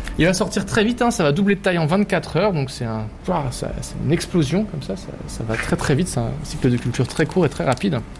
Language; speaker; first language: French; native; French